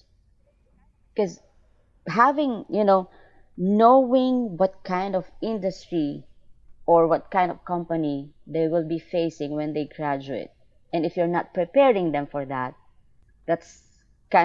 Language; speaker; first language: English; non-native, local second language; Filipino